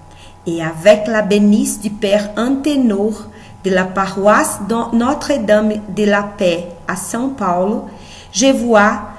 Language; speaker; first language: French; non-native, learner; Portuguese